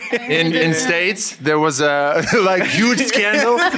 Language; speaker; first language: English; non-native, fluent; Lithuanian